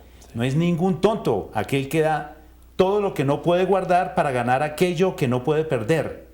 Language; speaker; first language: Spanish; native; Spanish